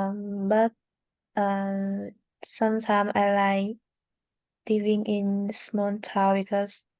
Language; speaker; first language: English; non-native, learner; Vietnamese